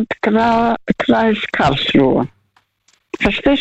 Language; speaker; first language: German; early bilingual, heritage; Russian